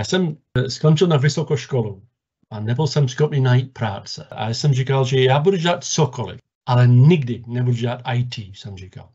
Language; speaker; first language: Czech; non-native, fluent; English